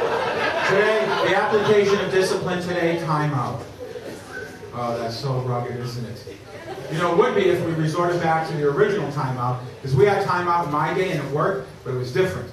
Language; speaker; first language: English; native; English